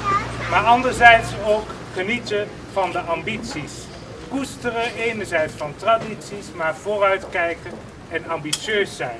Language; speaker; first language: Dutch; native; Dutch